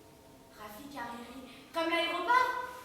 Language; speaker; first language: French; native; French